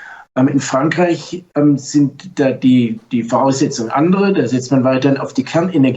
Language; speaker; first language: German; native; German